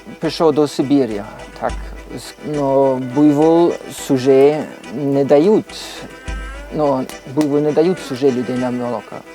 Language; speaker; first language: Ukrainian; non-native, learner; German